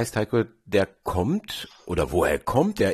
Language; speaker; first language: German; native; German